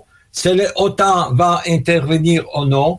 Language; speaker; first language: French; non-native, learner; Russian